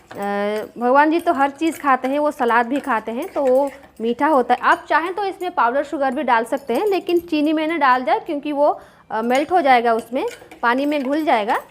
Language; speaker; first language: Hindi; non-native, local second language; Bangla